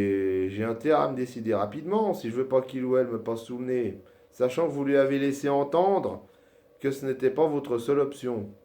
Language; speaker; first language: French; native; French